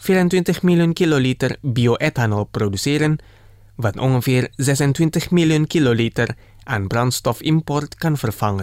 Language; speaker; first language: Dutch; non-native, fluent; Indonesian